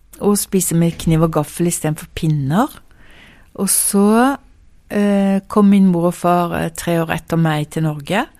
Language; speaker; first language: Norwegian; early bilingual, heritage; Norwegian